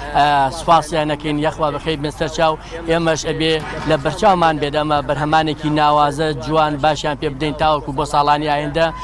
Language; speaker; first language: Central Kurdish; non-native, local second language; Gurani